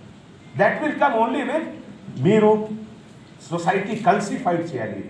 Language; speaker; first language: Telugu; non-native, fluent; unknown